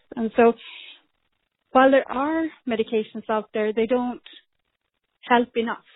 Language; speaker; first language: English; non-native, fluent; Swedish